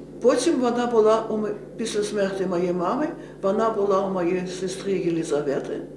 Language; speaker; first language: Ukrainian; early bilingual, heritage; Ukrainian